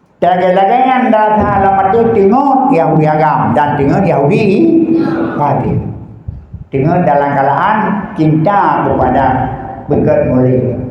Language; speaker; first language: Malay; non-native, local second language; Achinese